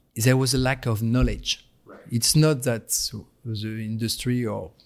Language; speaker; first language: English; non-native, fluent; French